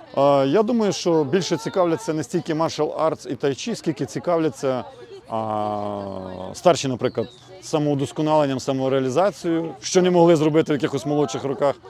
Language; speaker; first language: Ukrainian; native; Ukrainian